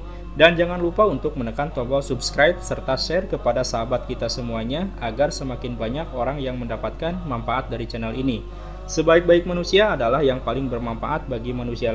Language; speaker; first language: Indonesian; native; Indonesian